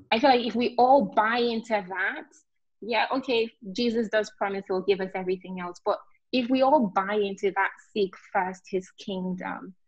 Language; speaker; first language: English; non-native, local second language; Yoruba